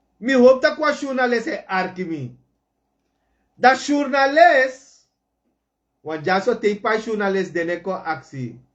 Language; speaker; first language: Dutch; native; Dutch